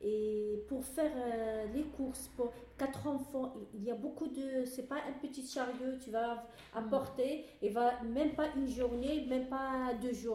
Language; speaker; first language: French; non-native, learner; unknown